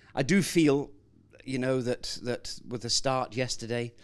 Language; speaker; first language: English; native; English